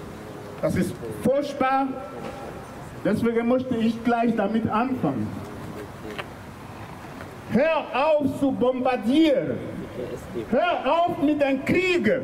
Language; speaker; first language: German; non-native, fluent; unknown